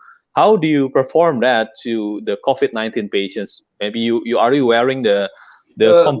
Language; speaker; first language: English; non-native, fluent; Indonesian